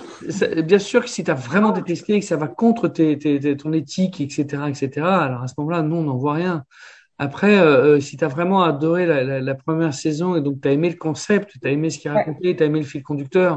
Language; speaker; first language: French; native; French